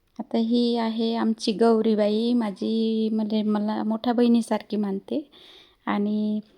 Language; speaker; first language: Marathi; non-native, local second language; Hindi